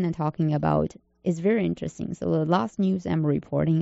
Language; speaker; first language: English; non-native, learner; Chinese